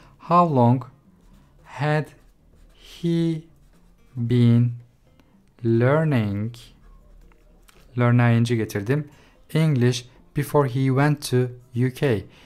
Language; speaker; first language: English; non-native, fluent; Turkish